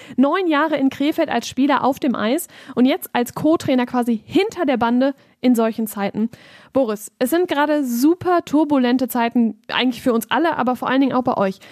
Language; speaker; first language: German; native; German